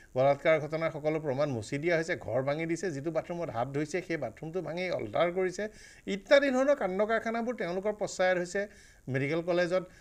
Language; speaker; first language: Assamese; native; Assamese